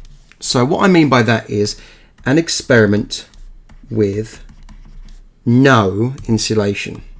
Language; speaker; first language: English; native; English